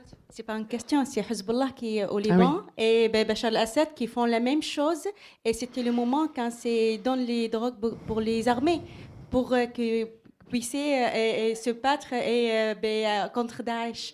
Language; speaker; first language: French; non-native, learner; Arabic